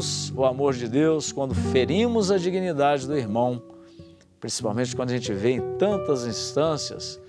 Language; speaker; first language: Portuguese; native; Portuguese